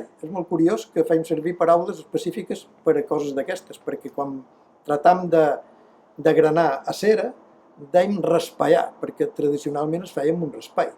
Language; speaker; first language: Catalan; native; Catalan